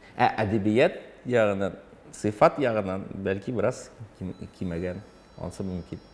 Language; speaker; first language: Tatar; non-native, local second language; Russian